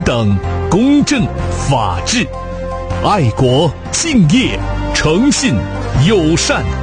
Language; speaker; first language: Chinese; native; Chinese